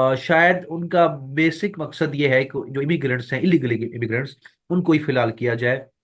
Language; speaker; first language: Urdu; non-native, local second language; Punjabi